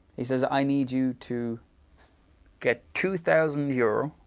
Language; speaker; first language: English; native; English